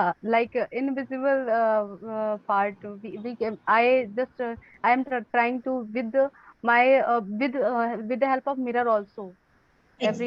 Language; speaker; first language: English; non-native, learner; Hindi